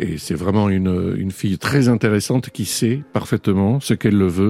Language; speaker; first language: French; native; French